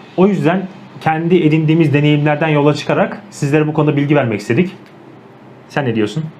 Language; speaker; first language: Turkish; native; Turkish